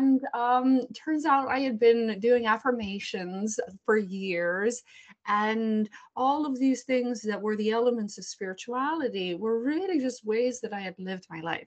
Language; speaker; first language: English; native; English